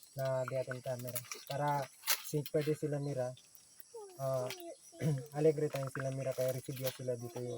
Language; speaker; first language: Filipino; non-native, local second language; Chavacano